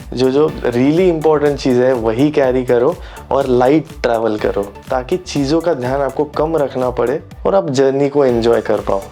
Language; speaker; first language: Hindi; non-native, local second language; Marathi